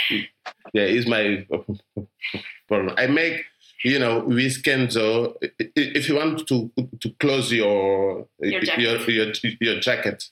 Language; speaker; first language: English; non-native, learner; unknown